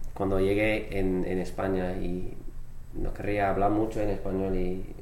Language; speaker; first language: Spanish; non-native, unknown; English